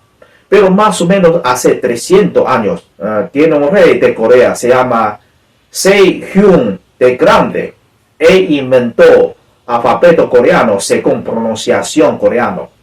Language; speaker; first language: Spanish; non-native, learner; Chinese